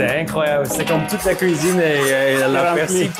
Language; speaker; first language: French; non-native, fluent; Dutch